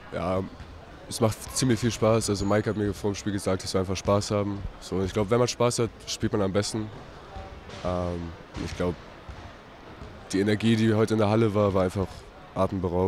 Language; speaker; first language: German; native; German